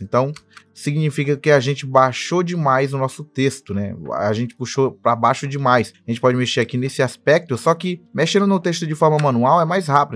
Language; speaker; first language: Portuguese; native; Portuguese